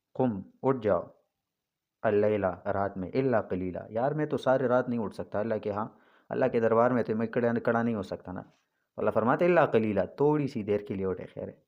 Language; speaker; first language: Urdu; non-native, local second language; Pashto